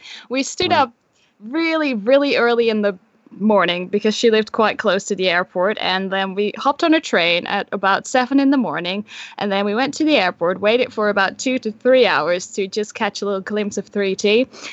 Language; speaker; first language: English; non-native, fluent; Dutch